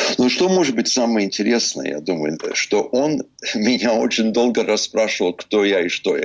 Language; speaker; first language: Russian; non-native, fluent; English